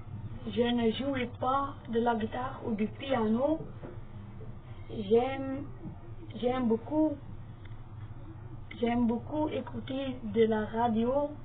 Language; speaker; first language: French; non-native, learner; Dutch